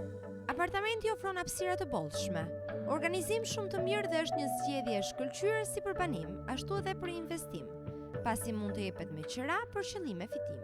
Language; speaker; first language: Albanian; native; Albanian